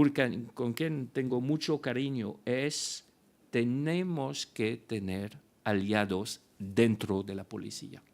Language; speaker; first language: Spanish; non-native, fluent; French